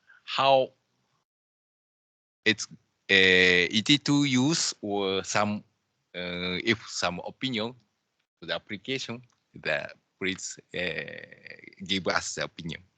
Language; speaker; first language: English; non-native, learner; Japanese